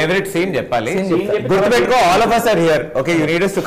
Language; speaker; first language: Telugu; native; Telugu